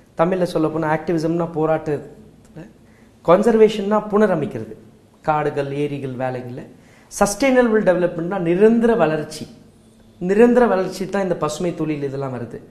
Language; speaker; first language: Tamil; non-native, local second language; Marwari